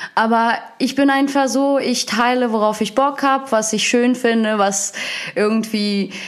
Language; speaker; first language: German; non-native, fluent; Ukrainian